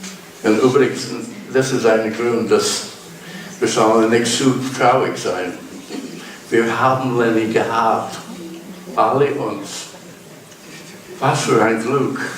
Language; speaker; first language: German; non-native, learner; English